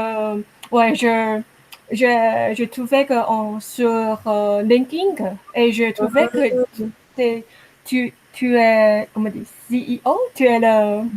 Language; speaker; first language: French; non-native, learner; Chinese